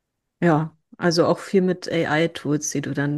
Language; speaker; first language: German; native; German